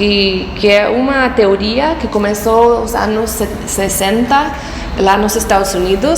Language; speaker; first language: Portuguese; non-native, fluent; English